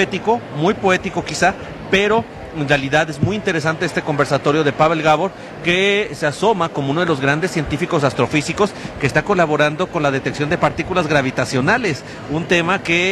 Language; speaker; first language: Spanish; native; Spanish